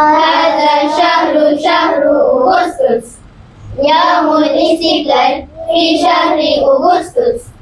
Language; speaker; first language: Arabic; non-native, learner; Malay